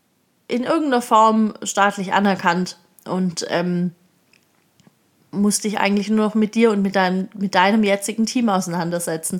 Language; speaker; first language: German; native; German